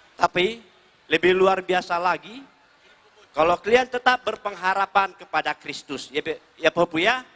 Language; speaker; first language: Indonesian; non-native, local second language; Batak Toba